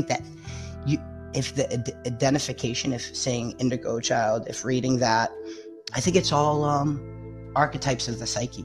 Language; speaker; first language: English; native; English